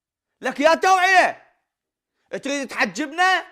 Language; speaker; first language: Arabic; native; Arabic